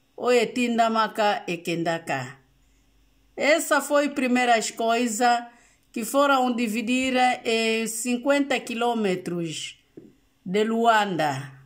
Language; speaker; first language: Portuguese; non-native, local second language; Lingala